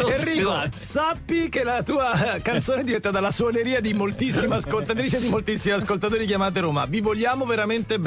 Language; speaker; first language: Italian; native; Italian